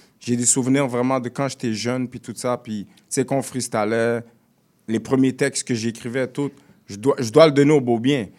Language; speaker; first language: French; early bilingual, other home language; Haitian Creole